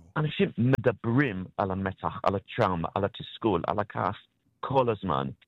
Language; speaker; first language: Hebrew; non-native, fluent; English